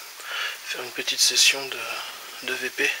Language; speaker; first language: French; native; French